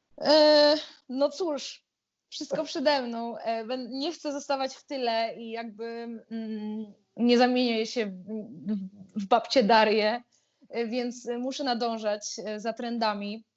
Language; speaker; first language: Polish; native; Polish